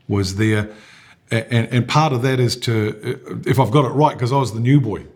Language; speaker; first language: English; native; English